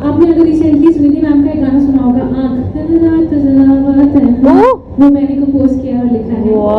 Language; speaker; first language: Hindi; native; Hindi